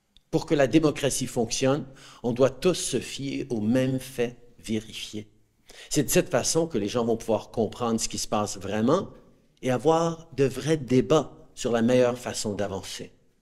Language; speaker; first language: French; early bilingual, heritage; French